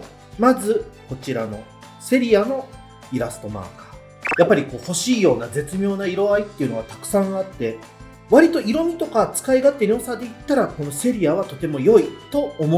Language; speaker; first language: Japanese; native; Japanese